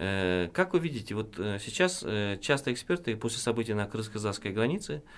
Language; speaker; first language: Russian; non-native, local second language; Kyrgyz